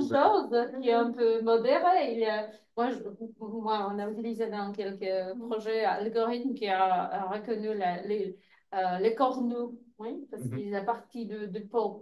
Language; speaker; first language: French; non-native, fluent; Polish